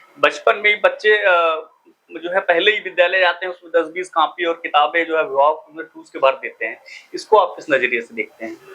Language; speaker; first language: Hindi; native; Hindi